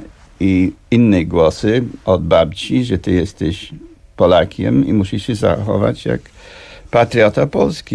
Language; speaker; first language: Polish; non-native, fluent; English